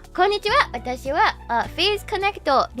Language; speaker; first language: Japanese; non-native, learner; English